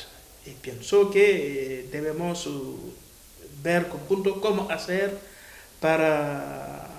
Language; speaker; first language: Spanish; non-native, fluent; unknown